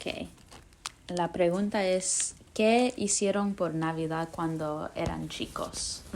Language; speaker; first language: Spanish; early bilingual, heritage; English